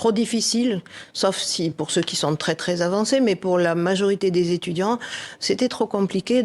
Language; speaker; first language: French; native; French